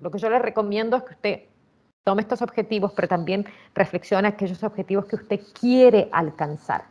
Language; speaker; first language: Spanish; native; Spanish